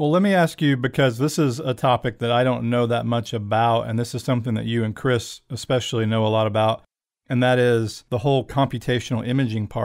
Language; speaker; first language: English; native; English